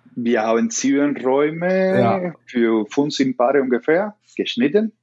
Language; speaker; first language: German; non-native, fluent; Spanish